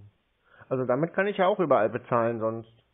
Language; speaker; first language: German; native; German